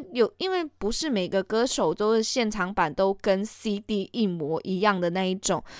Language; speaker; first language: Chinese; native; Chinese